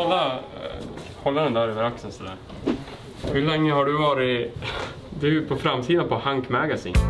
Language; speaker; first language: Swedish; native; Swedish